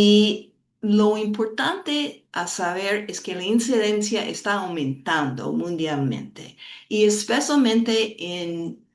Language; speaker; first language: Spanish; non-native, fluent; English